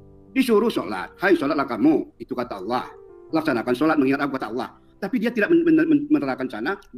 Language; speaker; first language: Indonesian; native; Indonesian